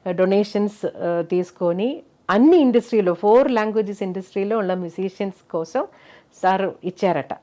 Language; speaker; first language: Telugu; non-native, learner; Malayalam